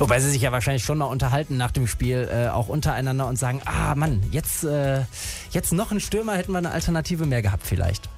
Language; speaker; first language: German; native; German